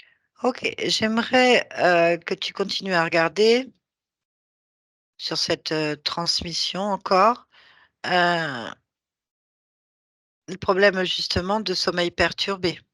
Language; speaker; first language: French; native; French